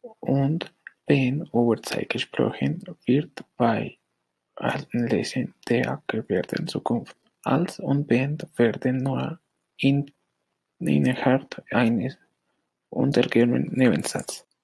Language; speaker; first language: German; non-native, learner; Spanish